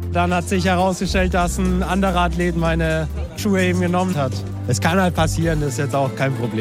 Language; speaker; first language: German; native; German